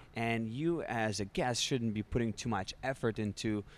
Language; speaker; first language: English; non-native, fluent; Russian